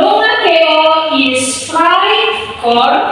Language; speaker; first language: English; non-native, learner; Indonesian